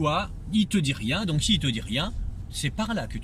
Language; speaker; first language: French; native; French